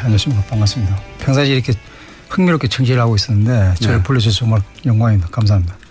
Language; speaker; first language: Korean; native; Korean